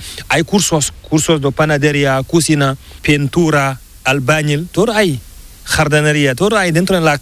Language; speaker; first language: Spanish; non-native, learner; Fula